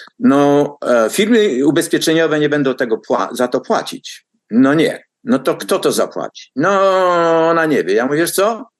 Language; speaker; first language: Polish; native; Polish